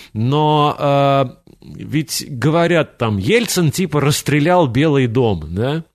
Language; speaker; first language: Russian; native; Russian